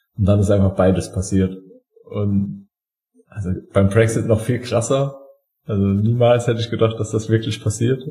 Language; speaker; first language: German; native; German